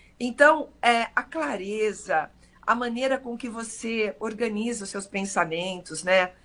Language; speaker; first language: Portuguese; native; Portuguese